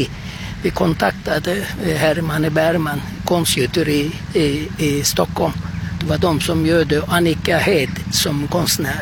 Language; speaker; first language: Swedish; non-native, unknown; Turkish